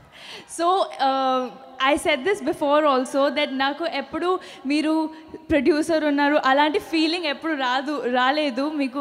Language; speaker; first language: Telugu; non-native, fluent; Punjabi